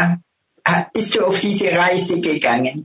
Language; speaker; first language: German; non-native, fluent; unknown